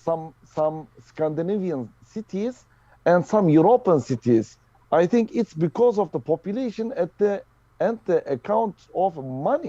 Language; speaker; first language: English; non-native, learner; Turkish